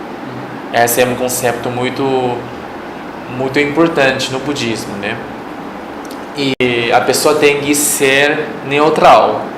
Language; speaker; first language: Portuguese; non-native, fluent; Chinese